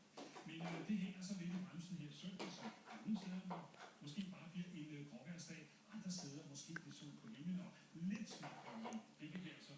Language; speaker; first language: Danish; native; Danish